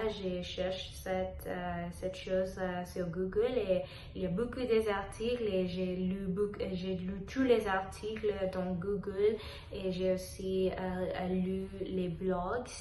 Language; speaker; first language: French; non-native, learner; Telugu